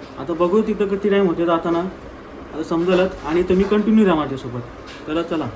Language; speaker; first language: Marathi; native; Marathi